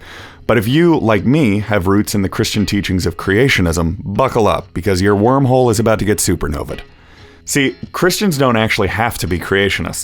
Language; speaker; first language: English; native; English